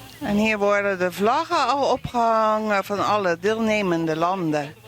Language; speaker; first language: Dutch; native; Dutch